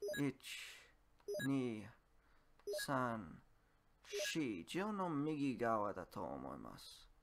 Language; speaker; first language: Japanese; non-native, learner; English